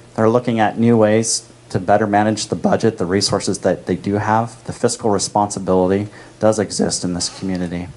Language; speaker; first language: English; native; English